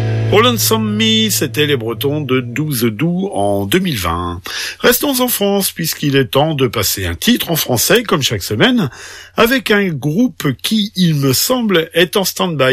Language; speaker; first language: French; native; French